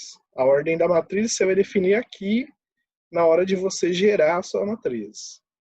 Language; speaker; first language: Portuguese; native; Portuguese